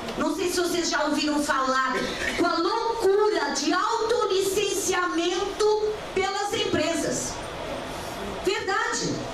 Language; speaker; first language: Portuguese; native; Portuguese